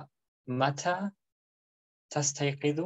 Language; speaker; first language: Arabic; non-native, learner; German